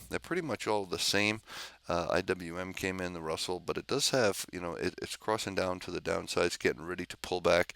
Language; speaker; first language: English; native; English